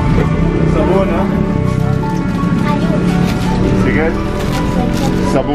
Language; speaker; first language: Filipino; non-native, learner; Arabic